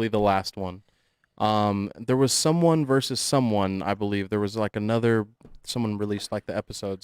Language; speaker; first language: English; native; English